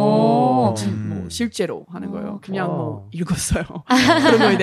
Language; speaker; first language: Korean; non-native, learner; English